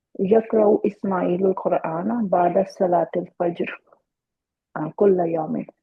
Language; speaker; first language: Arabic; non-native, learner; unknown